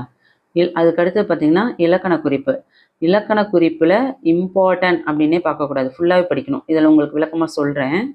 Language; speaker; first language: Tamil; native; Tamil